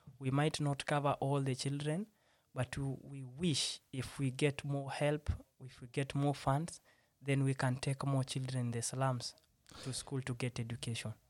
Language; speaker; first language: English; non-native, local second language; Swahili